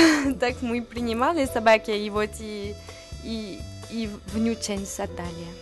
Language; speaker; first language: Russian; non-native, learner; French